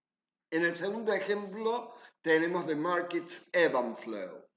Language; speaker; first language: Spanish; native; Spanish